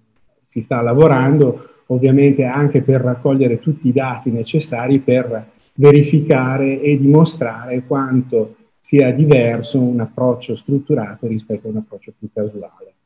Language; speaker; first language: Italian; native; Italian